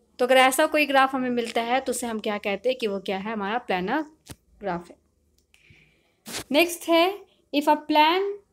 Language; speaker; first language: Hindi; native; Hindi